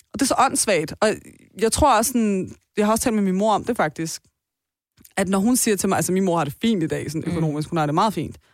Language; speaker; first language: Danish; early bilingual, other home language; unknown